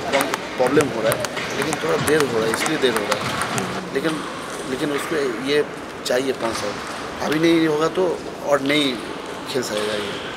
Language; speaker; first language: Hindi; non-native, local second language; Bangla